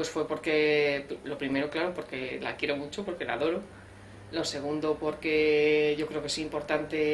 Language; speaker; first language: Spanish; native; Spanish